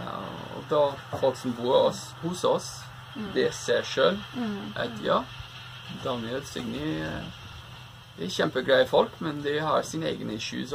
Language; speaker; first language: Norwegian; non-native, fluent; English